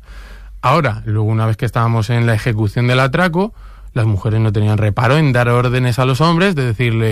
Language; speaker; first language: Spanish; native; Spanish